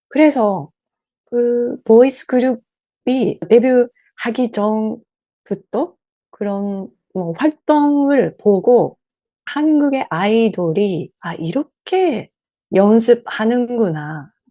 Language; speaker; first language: Korean; non-native, learner; Japanese